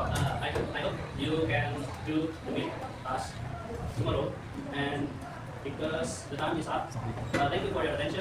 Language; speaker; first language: English; non-native, learner; Indonesian